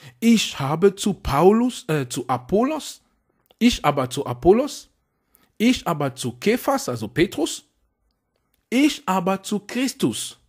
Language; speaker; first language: German; non-native, fluent; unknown